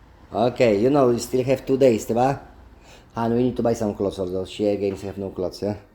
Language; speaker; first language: English; non-native, learner; Polish